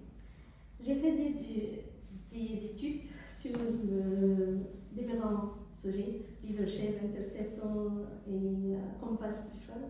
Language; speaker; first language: French; non-native, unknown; Arabic